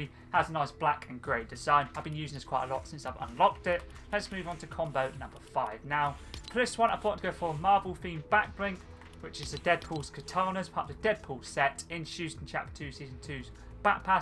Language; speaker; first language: English; native; English